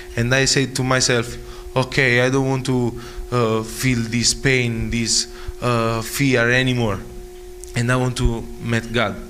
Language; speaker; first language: English; non-native, fluent; Italian